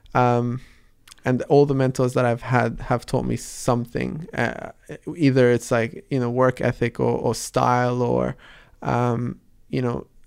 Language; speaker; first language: English; early bilingual, other home language; Arabic